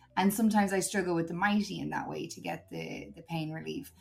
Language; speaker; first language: English; native; English